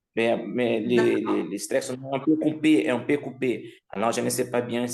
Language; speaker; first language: French; non-native, fluent; Portuguese